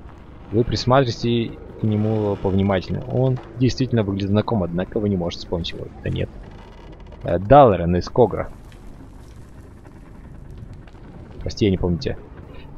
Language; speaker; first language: Russian; native; Russian